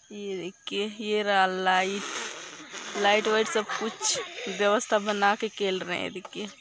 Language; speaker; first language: Hindi; native; Hindi